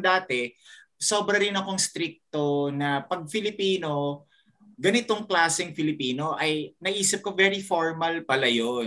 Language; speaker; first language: Filipino; native; Filipino